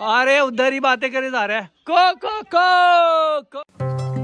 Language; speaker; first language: Hindi; native; Hindi